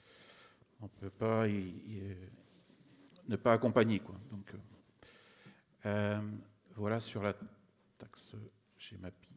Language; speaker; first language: French; native; French